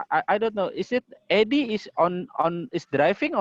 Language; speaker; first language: English; non-native, learner; Indonesian